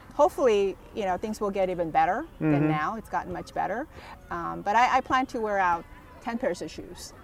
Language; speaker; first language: English; early bilingual, other home language; Korean